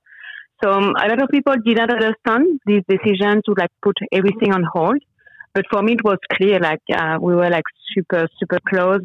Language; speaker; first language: English; non-native, fluent; French